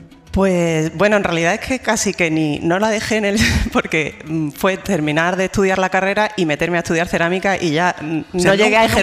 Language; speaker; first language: Spanish; native; Spanish